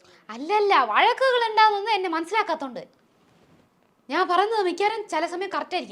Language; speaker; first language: Malayalam; non-native, local second language; Tamil